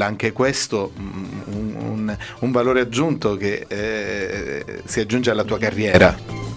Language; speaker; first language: Italian; native; Italian